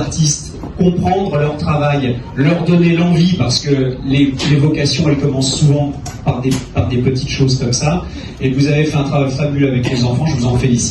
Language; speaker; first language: French; native; French